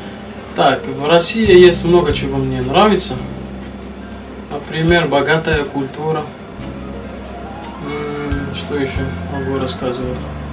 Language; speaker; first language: Russian; non-native, learner; Arabic